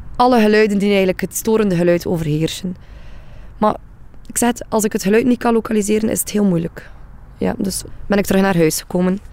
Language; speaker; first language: Dutch; native; Dutch